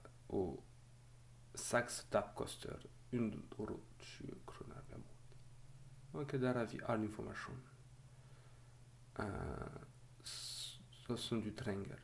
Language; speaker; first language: Norwegian; non-native, learner; French